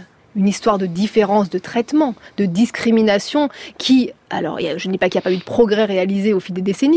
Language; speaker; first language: French; native; French